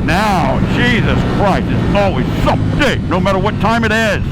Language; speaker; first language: English; native; English